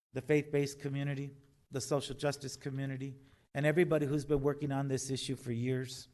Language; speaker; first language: English; native; English